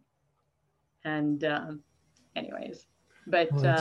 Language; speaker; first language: English; native; English